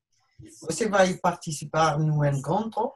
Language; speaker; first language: Portuguese; non-native, learner; French